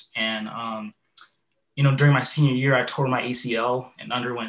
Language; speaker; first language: English; native; English